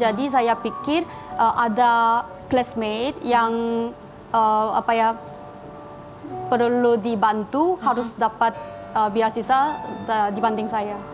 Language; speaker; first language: Indonesian; non-native, fluent; Korean